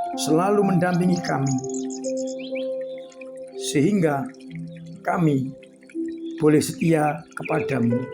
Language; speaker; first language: Indonesian; non-native, local second language; Javanese